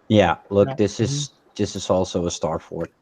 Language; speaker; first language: English; native; English